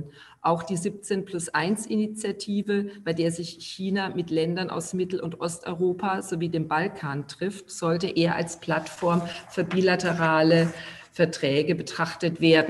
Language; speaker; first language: German; native; German